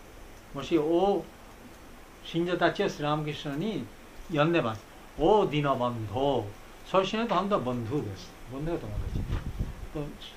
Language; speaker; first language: Japanese; non-native, fluent; Bangla